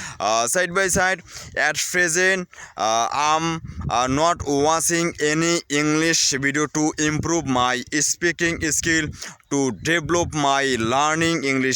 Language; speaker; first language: English; non-native, learner; Bangla